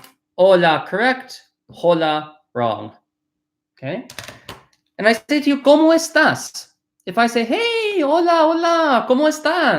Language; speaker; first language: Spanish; non-native, fluent; English